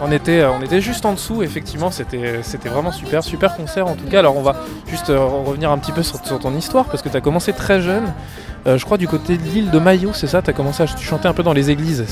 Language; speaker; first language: French; native; French